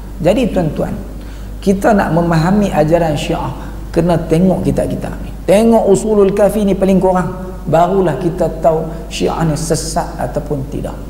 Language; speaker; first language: Malay; native; Malay